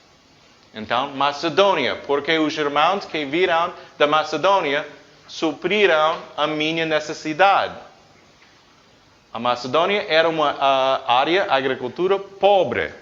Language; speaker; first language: Portuguese; non-native, fluent; English